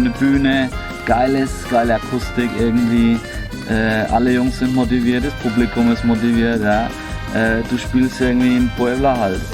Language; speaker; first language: German; native; German